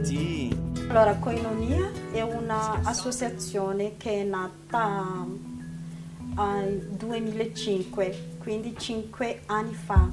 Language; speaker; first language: Italian; non-native, learner; Malagasy